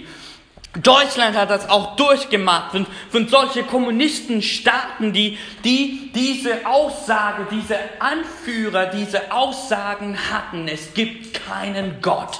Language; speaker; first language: German; non-native, fluent; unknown